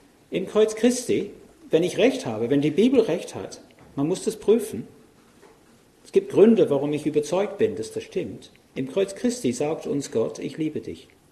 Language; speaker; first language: German; non-native, fluent; English